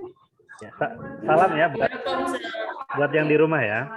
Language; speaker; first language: Indonesian; native; Indonesian